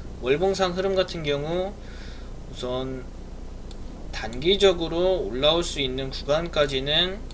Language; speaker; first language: Korean; native; Korean